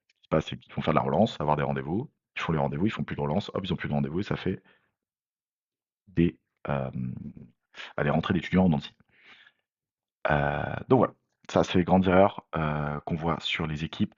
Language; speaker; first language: French; native; French